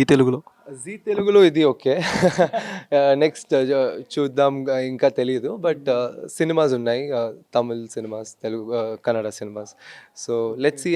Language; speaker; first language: Telugu; non-native, local second language; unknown